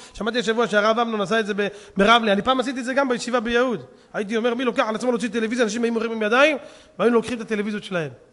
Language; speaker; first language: Hebrew; native; Hebrew